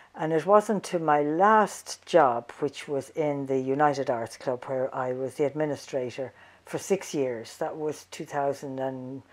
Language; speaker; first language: English; native; English